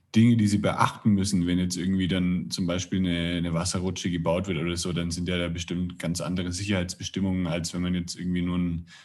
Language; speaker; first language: German; native; German